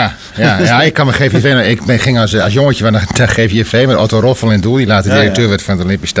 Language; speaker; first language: Dutch; native; Dutch